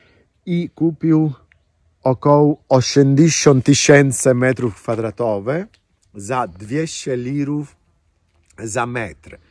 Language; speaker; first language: Polish; non-native, fluent; Italian